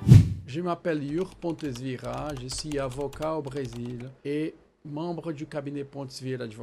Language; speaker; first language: French; non-native, fluent; Portuguese